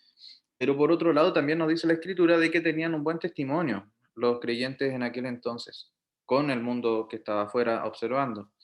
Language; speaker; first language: Spanish; native; Spanish